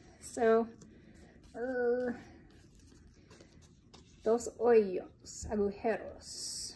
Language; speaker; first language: Spanish; non-native, fluent; English